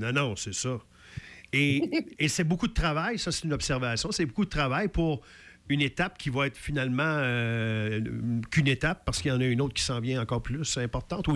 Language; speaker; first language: French; native; French